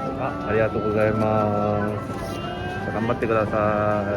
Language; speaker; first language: Japanese; non-native, learner; Korean